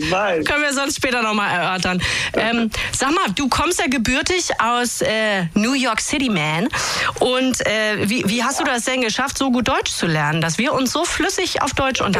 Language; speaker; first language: German; native; German